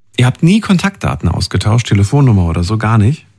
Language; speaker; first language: German; native; German